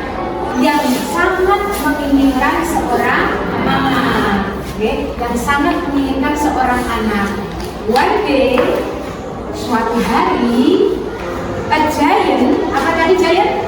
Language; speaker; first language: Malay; non-native, local second language; Javanese